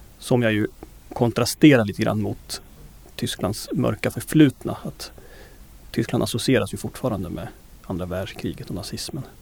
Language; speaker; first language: Swedish; native; Swedish